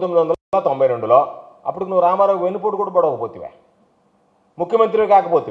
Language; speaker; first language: Telugu; native; Telugu